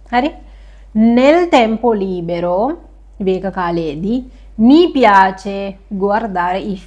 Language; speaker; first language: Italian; non-native, fluent; Sinhala